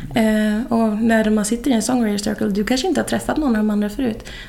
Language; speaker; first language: Swedish; native; Swedish